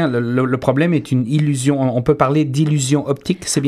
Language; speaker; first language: French; native; French